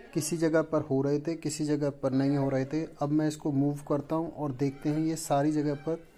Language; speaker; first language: Hindi; native; Hindi